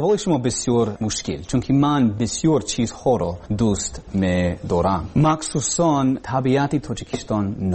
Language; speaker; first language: Persian; non-native, learner; English